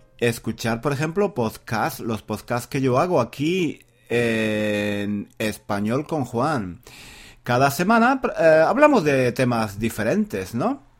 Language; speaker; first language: Spanish; native; Spanish